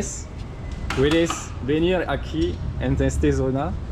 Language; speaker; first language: Spanish; non-native, learner; French